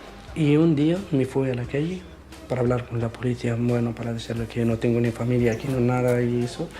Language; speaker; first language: Spanish; non-native, fluent; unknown